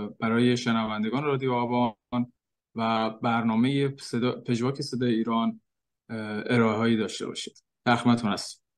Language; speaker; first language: Persian; native; Persian